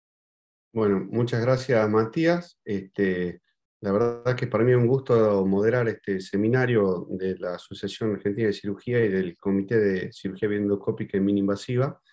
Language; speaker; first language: Spanish; native; Spanish